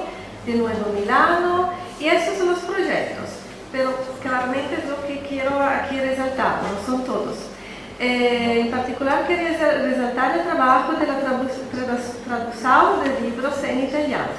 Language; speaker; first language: Spanish; non-native, fluent; Italian